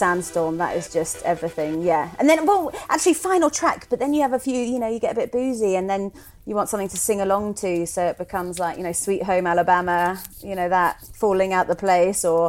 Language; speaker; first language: English; native; English